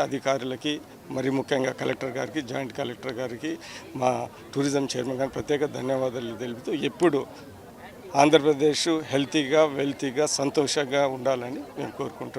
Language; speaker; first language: Telugu; native; Telugu